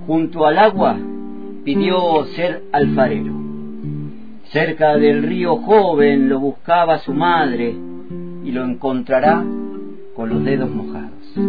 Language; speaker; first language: Spanish; native; Spanish